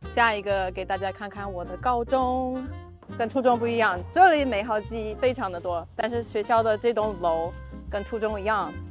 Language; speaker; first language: Chinese; non-native, fluent; English